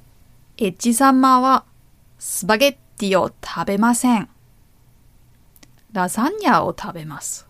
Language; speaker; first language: Japanese; non-native, learner; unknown